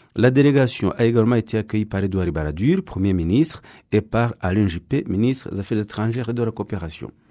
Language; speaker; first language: French; non-native, local second language; Kinyarwanda